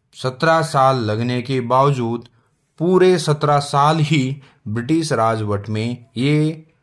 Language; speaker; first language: Hindi; non-native, local second language; Marathi